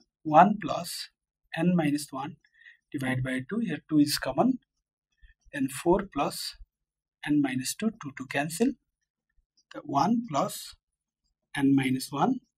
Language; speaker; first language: English; non-native, local second language; Nepali